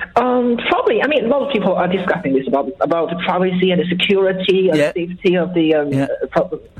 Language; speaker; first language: English; non-native, fluent; Chinese